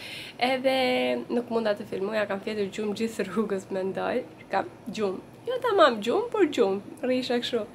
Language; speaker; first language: Albanian; early bilingual, heritage; Albanian